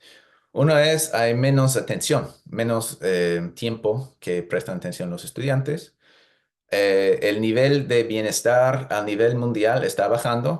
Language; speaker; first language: Spanish; non-native, fluent; English